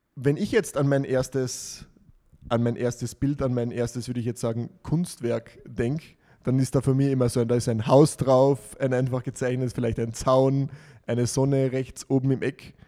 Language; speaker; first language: German; native; German